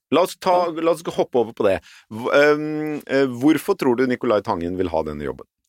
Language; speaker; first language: Norwegian; native; Norwegian